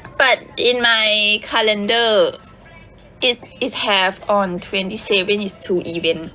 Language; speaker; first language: English; non-native, learner; Thai